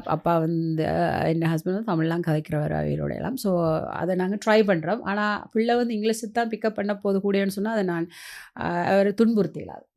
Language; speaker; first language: Tamil; early bilingual, heritage; Tamil